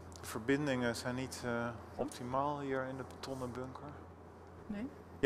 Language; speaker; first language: Dutch; native; Dutch